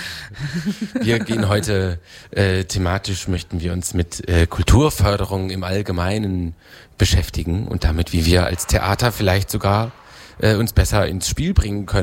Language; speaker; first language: German; native; German